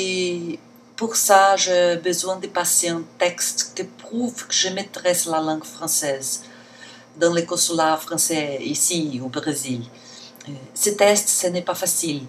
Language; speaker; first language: French; non-native, learner; Portuguese